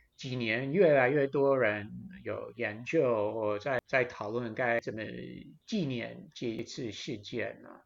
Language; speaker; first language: Chinese; non-native, fluent; English